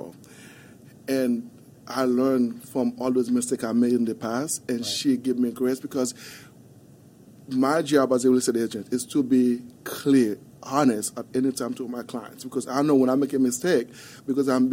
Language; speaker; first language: English; non-native, fluent; Haitian Creole